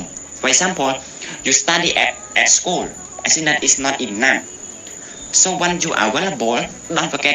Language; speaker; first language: English; non-native, learner; Khmer